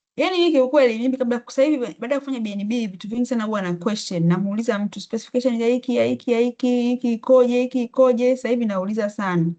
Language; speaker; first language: Swahili; native; Swahili